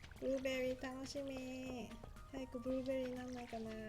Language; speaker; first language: Japanese; native; Japanese